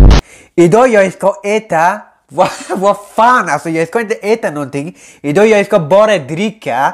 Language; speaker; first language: Swedish; non-native, local second language; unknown